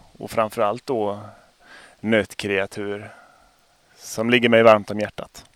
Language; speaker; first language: Swedish; native; Swedish